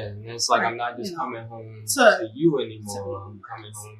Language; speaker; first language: English; native; English